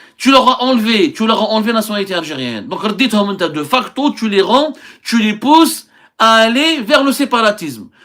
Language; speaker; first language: French; non-native, local second language; Arabic